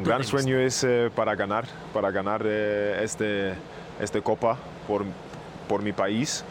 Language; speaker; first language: Spanish; non-native, learner; German